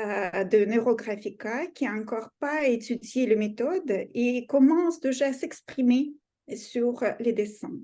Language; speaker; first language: French; non-native, fluent; Russian